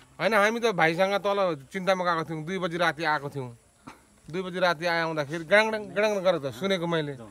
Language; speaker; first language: Nepali; non-native, local second language; Limbu